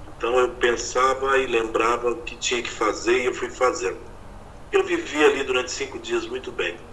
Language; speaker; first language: Portuguese; native; Portuguese